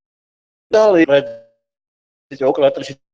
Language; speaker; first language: Russian; non-native, learner; Georgian